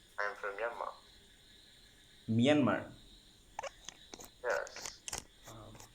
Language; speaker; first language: English; non-native, learner; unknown